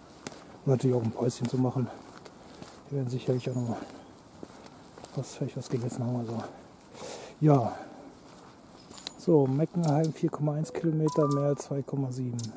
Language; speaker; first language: German; native; German